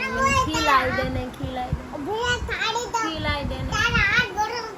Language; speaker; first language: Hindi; non-native, local second language; Gujarati